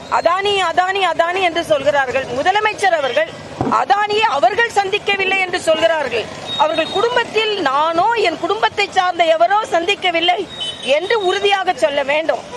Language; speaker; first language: Tamil; native; Tamil